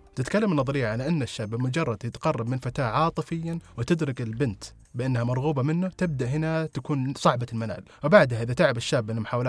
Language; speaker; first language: Arabic; native; Arabic